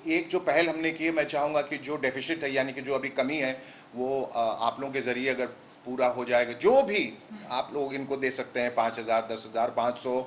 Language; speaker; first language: Hindi; native; Hindi